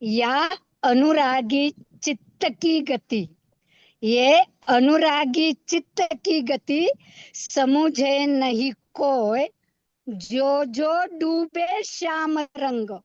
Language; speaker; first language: Hindi; non-native, local second language; Marathi